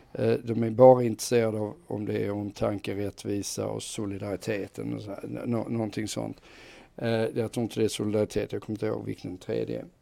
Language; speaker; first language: Swedish; native; Swedish